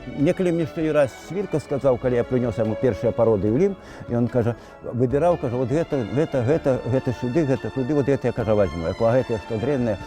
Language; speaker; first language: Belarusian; native; Belarusian